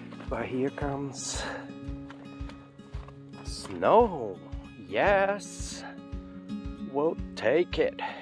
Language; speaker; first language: English; non-native, fluent; Portuguese